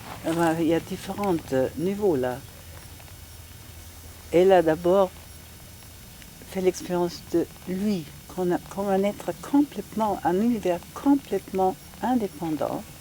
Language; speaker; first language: French; non-native, fluent; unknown